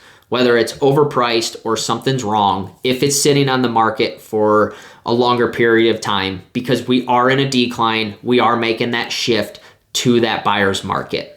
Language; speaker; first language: English; native; English